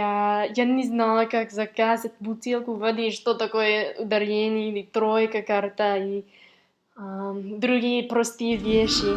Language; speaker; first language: Russian; non-native, learner; English